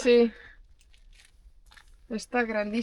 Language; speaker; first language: Spanish; non-native, fluent; Estonian